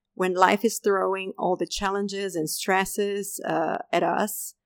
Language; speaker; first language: English; non-native, fluent; Portuguese